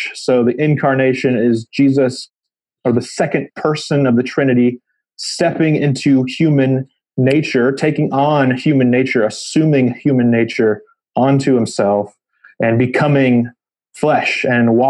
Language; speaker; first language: English; native; English